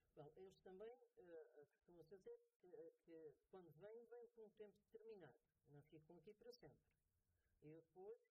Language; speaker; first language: Portuguese; native; Portuguese